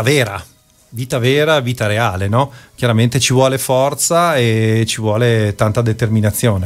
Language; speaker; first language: Italian; native; Italian